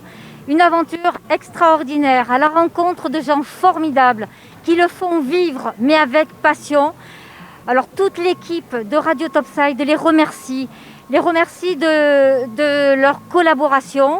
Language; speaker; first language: French; native; French